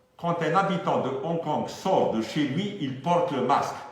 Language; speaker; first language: French; non-native, local second language; Arabic